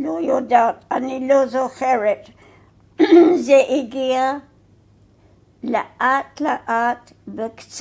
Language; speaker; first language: Hebrew; non-native, fluent; English